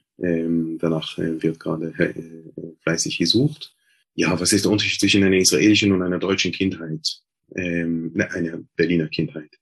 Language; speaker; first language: German; non-native, fluent; Hebrew